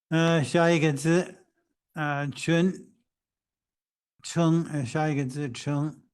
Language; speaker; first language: Chinese; non-native, fluent; English